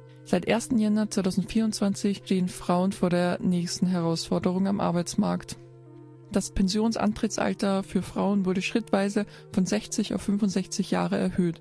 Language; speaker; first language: German; native; German